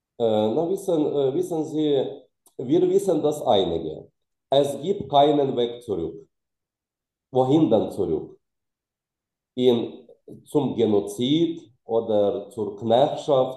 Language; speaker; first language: German; non-native, fluent; Ukrainian